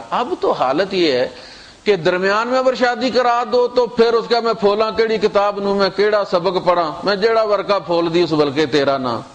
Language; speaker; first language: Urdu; non-native, local second language; Punjabi